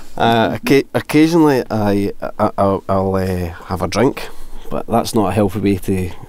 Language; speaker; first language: English; native; English